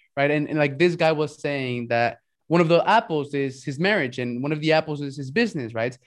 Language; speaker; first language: English; early bilingual, other home language; Spanish